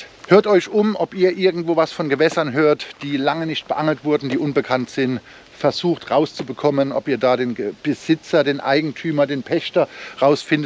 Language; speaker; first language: German; native; German